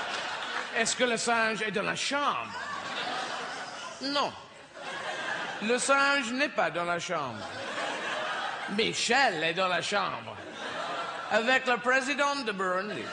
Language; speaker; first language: French; non-native, learner; English